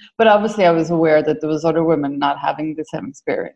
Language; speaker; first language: English; native; English